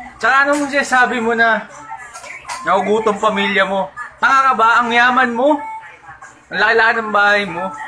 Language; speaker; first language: Filipino; non-native, local second language; Cebuano